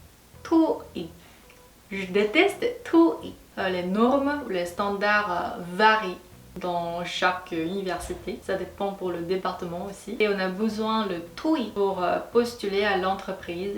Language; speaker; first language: French; non-native, fluent; Korean